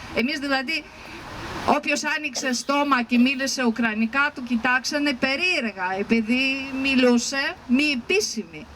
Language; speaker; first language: Greek; non-native, fluent; Ukrainian